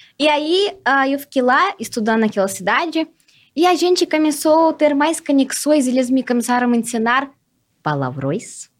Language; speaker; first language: Portuguese; non-native, fluent; Russian